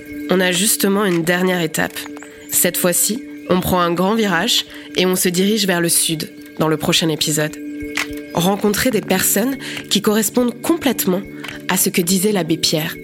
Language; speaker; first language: French; native; French